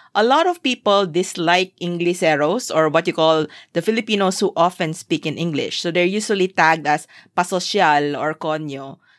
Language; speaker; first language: English; non-native, local second language; Chavacano